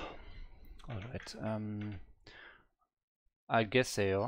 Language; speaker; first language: Korean; non-native, learner; German